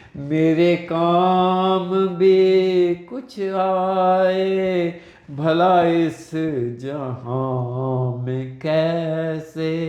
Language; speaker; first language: Urdu; non-native, local second language; Punjabi